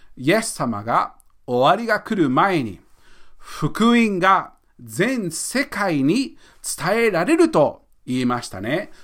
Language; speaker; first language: Japanese; non-native, fluent; English